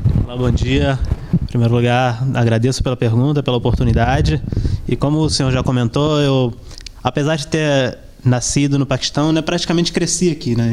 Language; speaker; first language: Portuguese; early bilingual, other home language; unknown